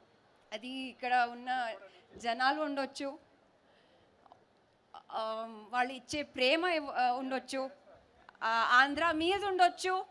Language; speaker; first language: Telugu; non-native, learner; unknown